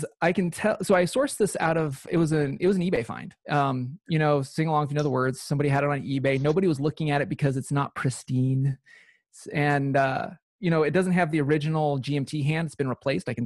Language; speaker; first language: English; native; English